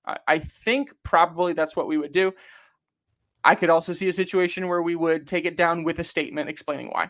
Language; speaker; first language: English; native; English